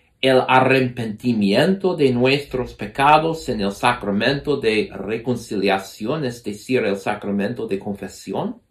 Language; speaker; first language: Spanish; non-native, fluent; English